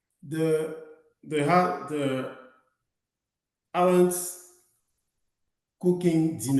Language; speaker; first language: English; non-native, learner; French